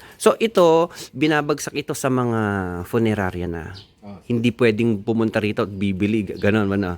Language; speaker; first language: Filipino; non-native, local second language; Pampanga